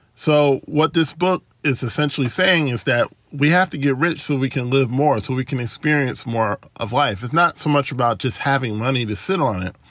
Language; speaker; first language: English; native; English